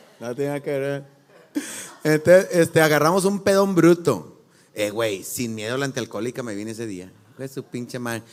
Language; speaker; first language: Spanish; native; Spanish